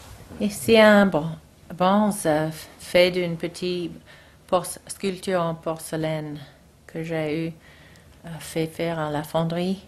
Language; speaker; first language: French; non-native, learner; English